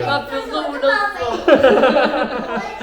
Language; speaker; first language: Korean; non-native, fluent; Chinese